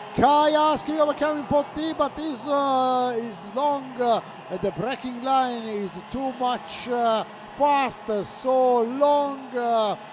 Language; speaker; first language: English; non-native, fluent; Italian